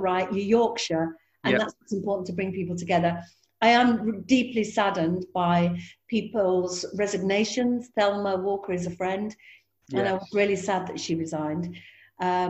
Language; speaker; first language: English; native; English